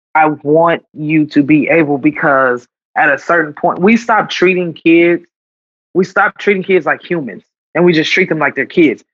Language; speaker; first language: English; native; English